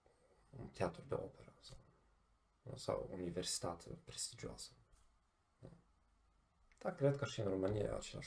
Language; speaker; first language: Romanian; non-native, fluent; German